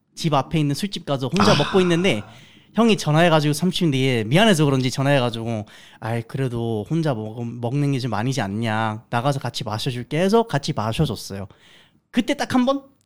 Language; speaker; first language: Korean; early bilingual, heritage; Korean